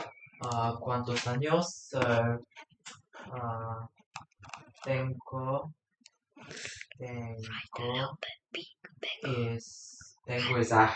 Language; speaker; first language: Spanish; non-native, learner; English